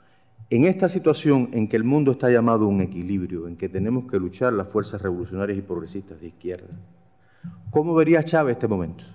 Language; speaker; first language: Spanish; native; Spanish